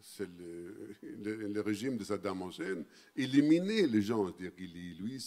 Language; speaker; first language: French; non-native, fluent; Arabic